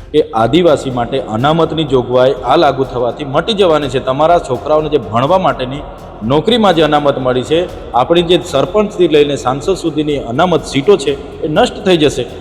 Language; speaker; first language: Gujarati; non-native, local second language; Vasavi